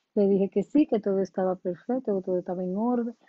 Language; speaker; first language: Spanish; native; Spanish